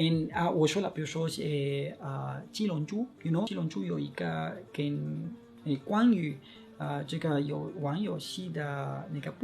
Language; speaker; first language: Chinese; non-native, fluent; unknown